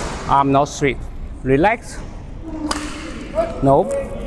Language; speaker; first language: English; non-native, learner; Chinese